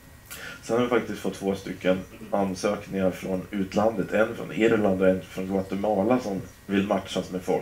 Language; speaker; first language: Swedish; native; Swedish